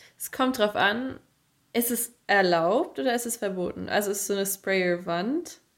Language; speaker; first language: German; native; German